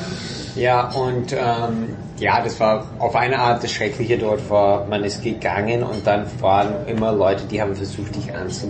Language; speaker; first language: German; non-native, fluent; English